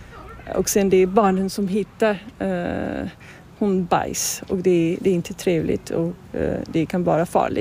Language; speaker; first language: Swedish; non-native, fluent; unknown